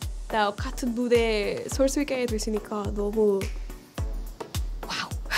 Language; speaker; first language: Korean; non-native, fluent; English